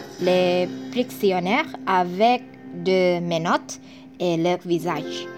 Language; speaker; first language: French; non-native, learner; Indonesian